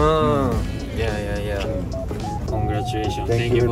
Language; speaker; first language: English; non-native, fluent; Japanese